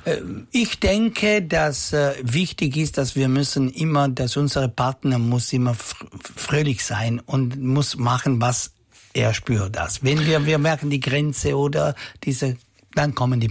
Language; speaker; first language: German; non-native, learner; Italian